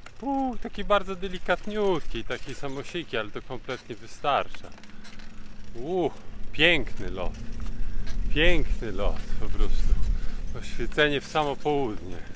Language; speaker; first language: Polish; native; Polish